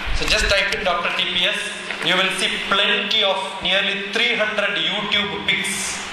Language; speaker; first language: English; non-native, local second language; Malayalam